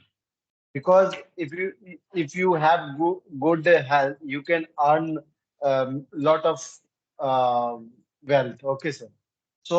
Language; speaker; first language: English; non-native, learner; Hindi